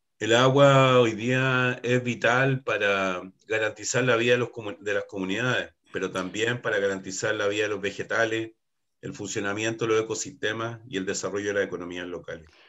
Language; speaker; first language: Spanish; native; Spanish